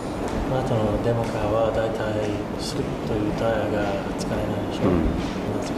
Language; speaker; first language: Japanese; non-native, fluent; English